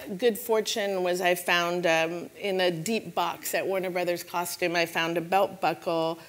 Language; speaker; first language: English; native; English